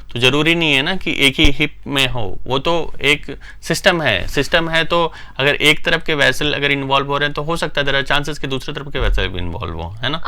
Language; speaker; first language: Hindi; native; Hindi